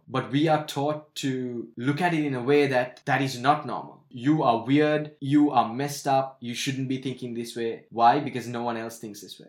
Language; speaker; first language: English; non-native, local second language; Sinhala